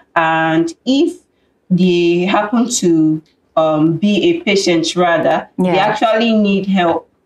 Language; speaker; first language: English; non-native, local second language; Yoruba